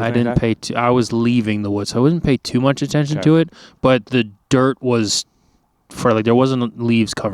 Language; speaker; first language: English; native; English